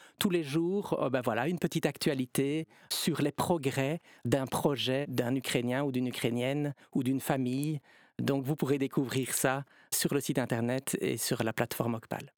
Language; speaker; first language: French; native; French